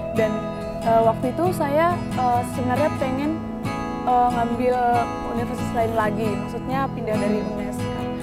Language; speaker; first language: Indonesian; non-native, local second language; Batak Toba